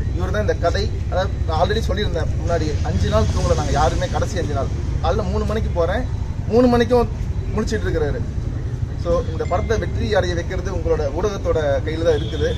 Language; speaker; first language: Tamil; native; Tamil